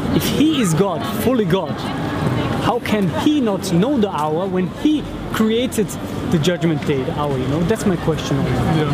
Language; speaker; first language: English; non-native, fluent; German